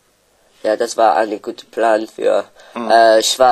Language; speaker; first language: German; non-native, learner; French